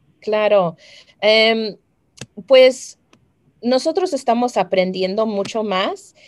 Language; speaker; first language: Spanish; early bilingual, heritage; Spanish